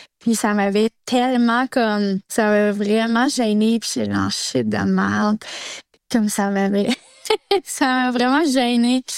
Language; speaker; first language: French; native; French